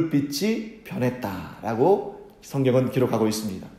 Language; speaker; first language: Korean; native; Korean